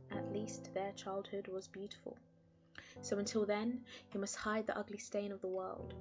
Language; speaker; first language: English; native; English